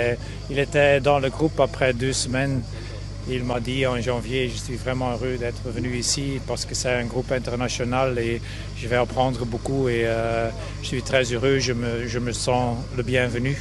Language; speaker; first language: French; non-native, local second language; Dutch